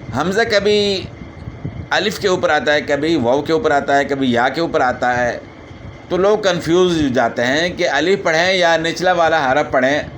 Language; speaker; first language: Urdu; native; Urdu